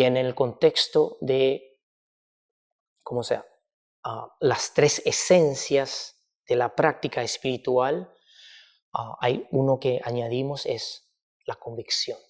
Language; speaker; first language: Spanish; non-native, fluent; Chinese